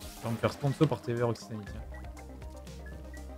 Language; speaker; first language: French; native; French